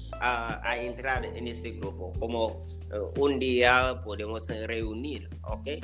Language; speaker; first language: Spanish; non-native, learner; Haitian Creole